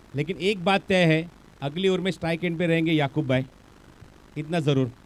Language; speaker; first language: Hindi; non-native, local second language; Marathi